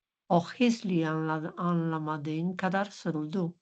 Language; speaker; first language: Turkish; non-native, learner; Spanish